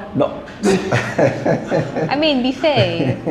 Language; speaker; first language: English; non-native, local second language; Akan